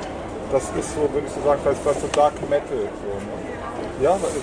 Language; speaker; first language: German; native; German